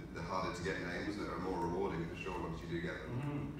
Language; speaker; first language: English; native; English